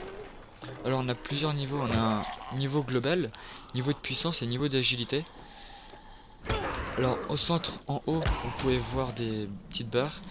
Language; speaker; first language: French; native; French